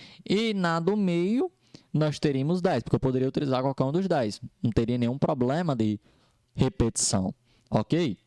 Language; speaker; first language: Portuguese; native; Portuguese